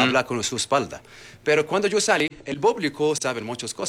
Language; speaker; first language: Spanish; non-native, learner; Arabic